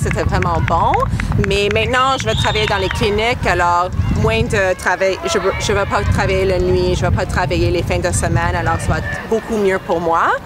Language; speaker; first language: French; non-native, local second language; English